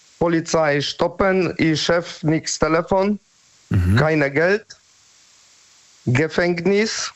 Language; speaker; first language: German; non-native, learner; Polish